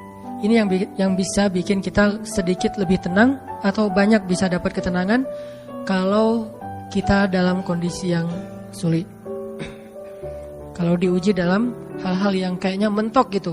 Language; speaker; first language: Indonesian; native; Indonesian